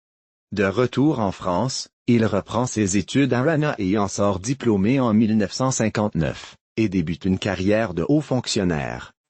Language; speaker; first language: French; native; French